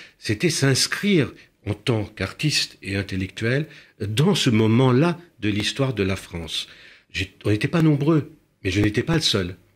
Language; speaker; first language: French; early bilingual, other home language; Romanian